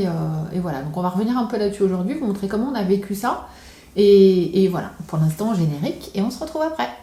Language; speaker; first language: French; native; French